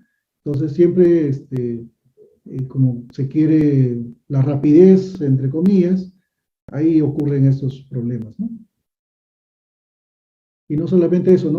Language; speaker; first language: Spanish; native; Spanish